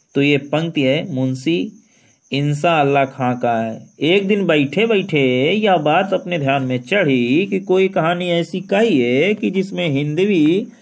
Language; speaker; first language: Hindi; native; Hindi